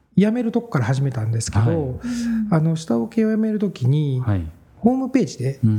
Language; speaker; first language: Japanese; native; Japanese